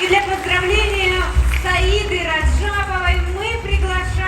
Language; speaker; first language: Russian; native; Russian